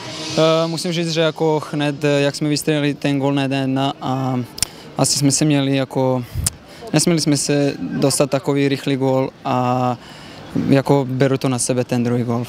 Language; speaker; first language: Czech; non-native, fluent; Serbian